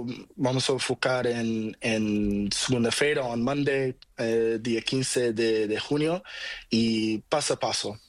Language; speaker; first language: Spanish; non-native, learner; Portuguese